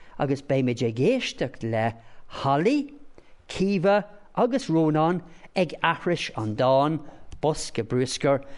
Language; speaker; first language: Irish; non-native, local second language; English